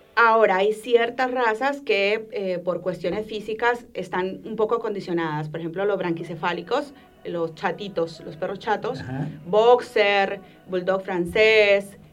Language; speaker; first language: Spanish; native; Spanish